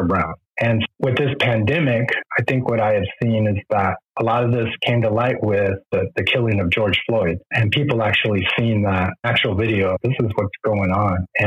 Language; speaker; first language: English; non-native, fluent; Spanish